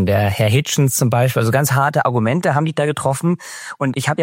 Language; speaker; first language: German; native; German